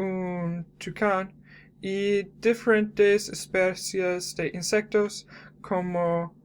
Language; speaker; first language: Spanish; non-native, learner; English